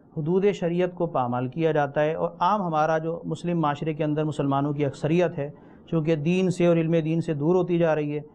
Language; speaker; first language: Urdu; native; Urdu